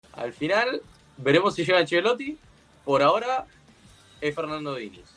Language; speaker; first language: Spanish; native; Spanish